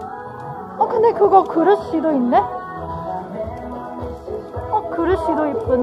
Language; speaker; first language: Korean; non-native, fluent; Cantonese